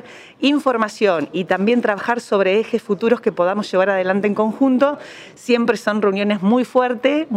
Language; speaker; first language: Spanish; native; Spanish